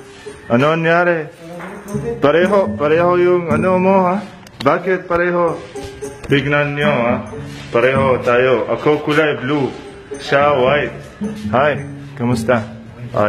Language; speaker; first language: Filipino; non-native, learner; Arabic